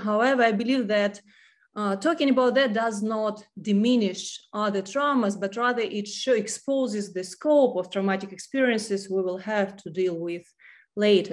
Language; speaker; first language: English; non-native, fluent; Ukrainian